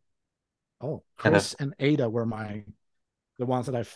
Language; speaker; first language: English; non-native, fluent; Swedish